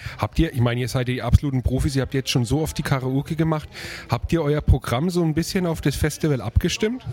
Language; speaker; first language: German; native; German